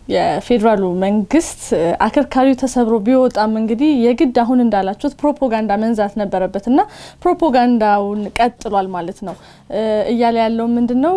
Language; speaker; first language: Amharic; non-native, local second language; Tigrinya